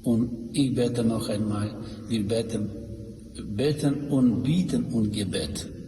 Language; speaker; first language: German; non-native, learner; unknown